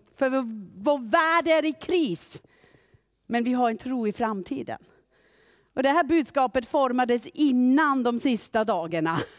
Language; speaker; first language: Swedish; non-native, fluent; German